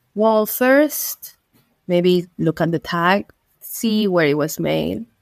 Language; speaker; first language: English; non-native, fluent; Spanish